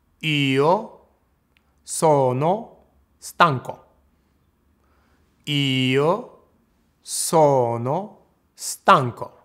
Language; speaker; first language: Italian; non-native, fluent; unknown